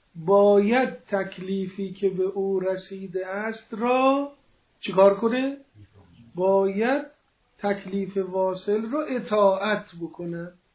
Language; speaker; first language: Persian; non-native, local second language; Azerbaijani